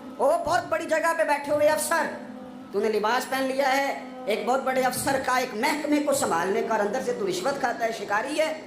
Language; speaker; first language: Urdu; non-native, local second language; Punjabi